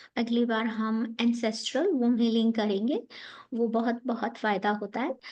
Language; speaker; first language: Hindi; native; Hindi